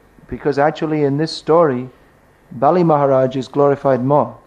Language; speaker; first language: English; native; English